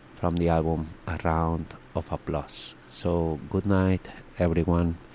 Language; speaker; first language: English; non-native, fluent; Spanish